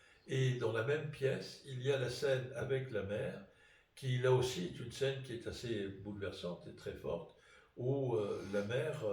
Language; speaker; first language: French; native; French